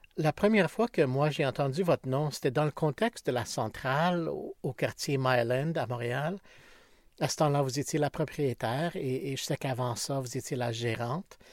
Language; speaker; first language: French; native; French